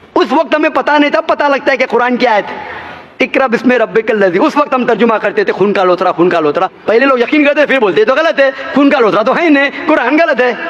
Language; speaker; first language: Hindi; non-native, local second language; Konkani